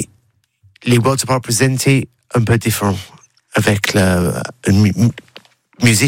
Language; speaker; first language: French; non-native, learner; English